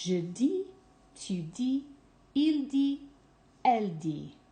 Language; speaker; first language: French; non-native, fluent; English